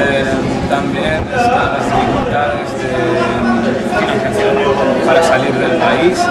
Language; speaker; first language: Spanish; non-native, local second language; Arabic